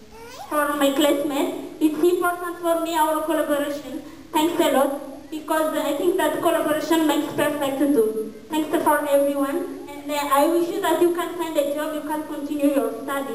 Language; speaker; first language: English; non-native, learner; Malagasy